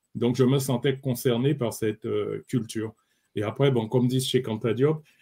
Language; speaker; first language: French; native; French